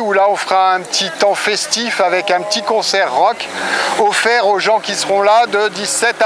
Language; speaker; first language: French; native; French